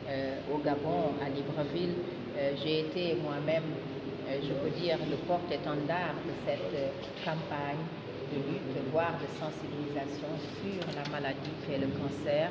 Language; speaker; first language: French; non-native, local second language; Wolof